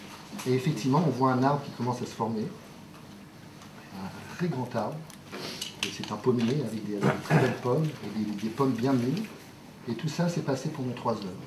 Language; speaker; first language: French; native; French